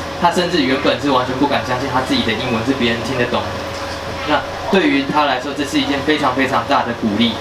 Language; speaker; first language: Chinese; native; Chinese